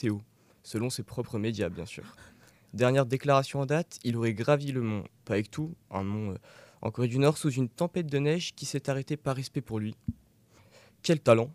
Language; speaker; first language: French; native; French